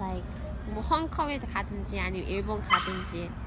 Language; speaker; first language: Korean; early bilingual, heritage; English